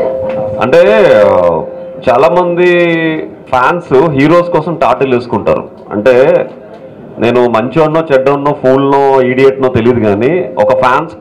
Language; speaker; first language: Telugu; native; Telugu